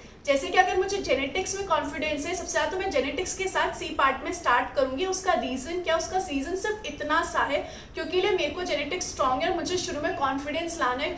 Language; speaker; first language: Hindi; native; Hindi